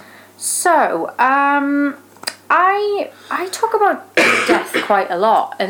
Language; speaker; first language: English; native; English